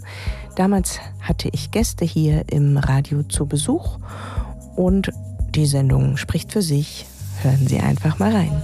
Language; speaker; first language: German; native; German